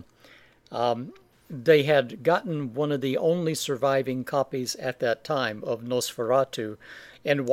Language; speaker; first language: English; native; English